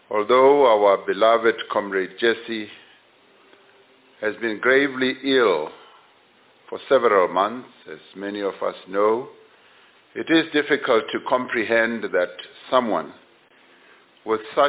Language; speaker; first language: English; non-native, local second language; Venda